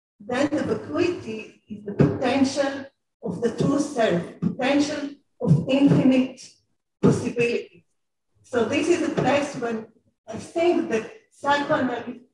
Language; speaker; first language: English; non-native, fluent; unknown